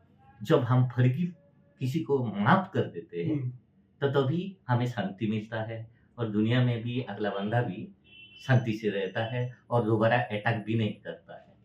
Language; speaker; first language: Hindi; non-native, local second language; Odia